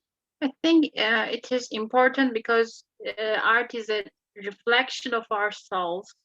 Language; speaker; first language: English; non-native, learner; Turkish